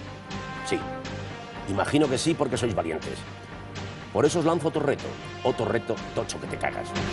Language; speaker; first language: Spanish; native; Spanish